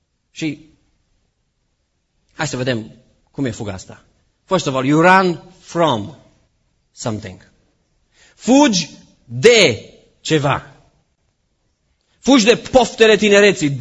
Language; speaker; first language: Romanian; native; Romanian